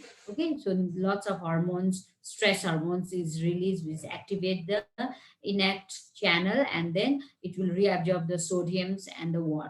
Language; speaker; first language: English; non-native, local second language; Nepali